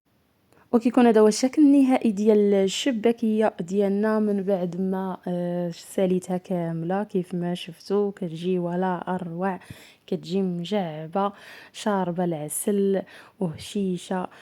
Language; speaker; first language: Arabic; native; Arabic